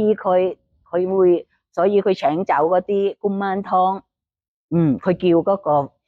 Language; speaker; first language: Cantonese; non-native, learner; Thai